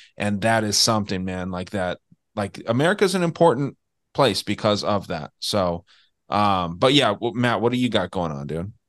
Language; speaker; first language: English; native; English